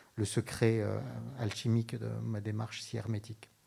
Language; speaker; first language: French; native; French